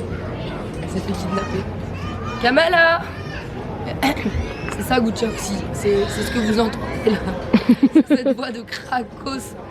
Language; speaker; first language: French; native; French